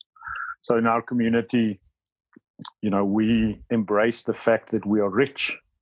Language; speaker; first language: English; non-native, local second language; Afrikaans